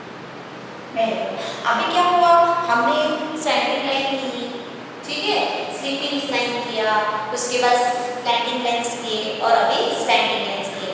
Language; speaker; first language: Hindi; native; Hindi